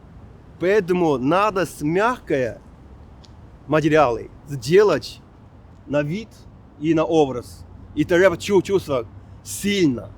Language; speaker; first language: Russian; non-native, fluent; Chinese